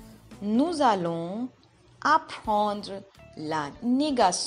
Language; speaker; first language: French; non-native, fluent; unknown